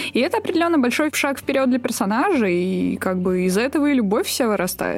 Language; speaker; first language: Russian; native; Russian